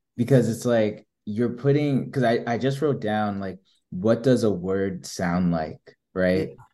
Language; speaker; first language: English; native; English